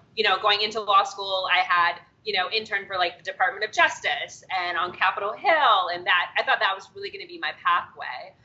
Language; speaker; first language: English; native; English